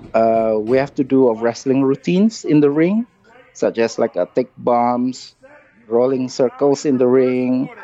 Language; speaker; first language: English; non-native, fluent; Indonesian